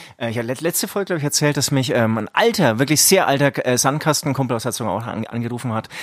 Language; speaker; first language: German; early bilingual, other home language; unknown